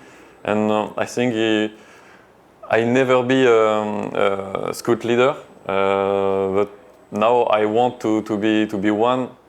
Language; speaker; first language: English; non-native, learner; French